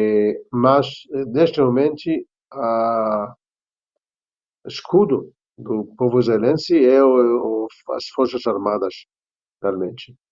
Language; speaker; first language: Portuguese; non-native, fluent; Hebrew